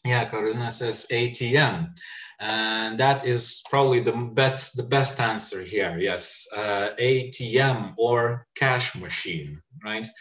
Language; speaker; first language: English; non-native, fluent; Lithuanian